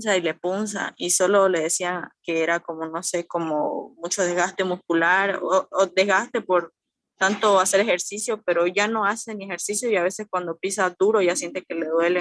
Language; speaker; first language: Spanish; native; Spanish